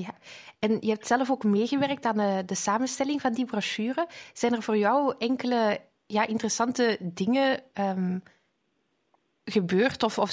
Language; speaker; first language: Dutch; native; Dutch